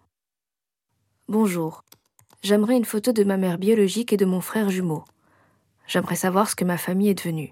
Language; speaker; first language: French; native; French